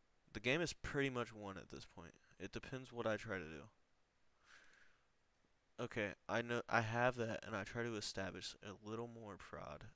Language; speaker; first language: English; native; English